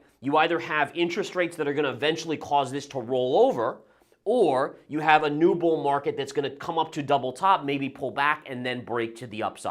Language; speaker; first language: English; native; English